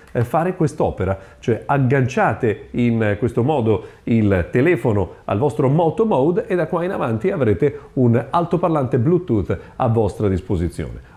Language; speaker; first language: Italian; native; Italian